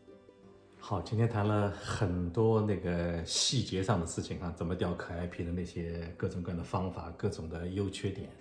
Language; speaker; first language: Chinese; native; Chinese